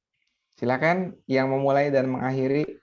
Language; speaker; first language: Indonesian; native; Indonesian